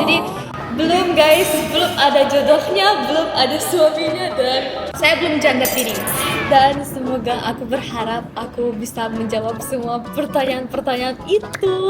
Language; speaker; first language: Indonesian; non-native, fluent; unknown